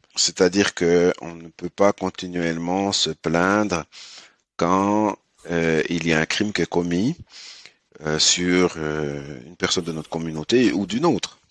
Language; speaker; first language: French; early bilingual, other home language; Haitian Creole